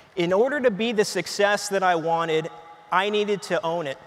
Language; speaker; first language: English; native; English